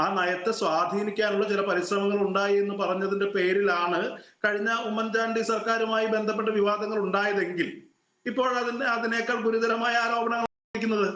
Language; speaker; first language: Malayalam; native; Malayalam